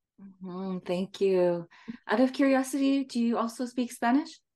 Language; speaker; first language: English; native; English